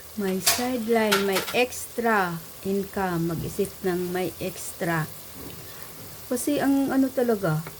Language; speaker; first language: Filipino; non-native, local second language; Bikol